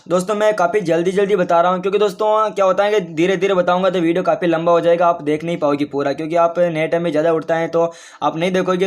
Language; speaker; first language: Hindi; native; Hindi